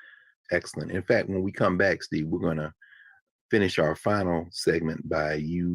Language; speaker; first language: English; native; English